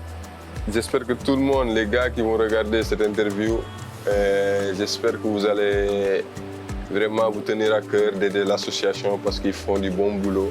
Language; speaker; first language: French; non-native, local second language; Wolof